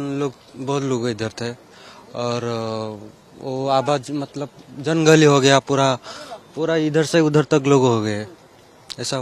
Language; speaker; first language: Hindi; non-native, local second language; Bangla